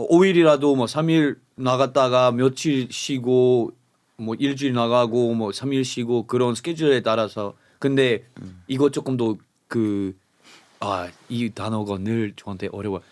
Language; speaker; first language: Korean; non-native, fluent; English